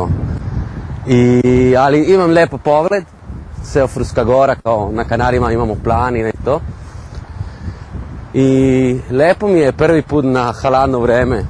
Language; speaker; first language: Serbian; non-native, learner; Spanish